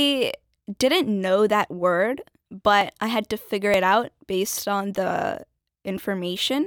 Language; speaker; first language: English; early bilingual, other home language; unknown